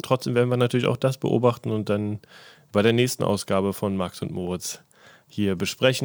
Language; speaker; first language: German; native; German